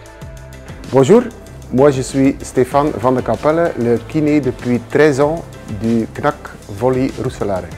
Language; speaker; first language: French; non-native, local second language; Dutch